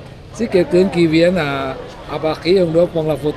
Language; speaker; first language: French; non-native, learner; Thai